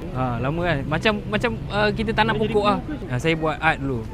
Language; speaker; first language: Malay; native; Malay